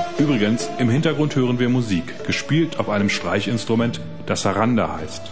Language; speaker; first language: German; native; German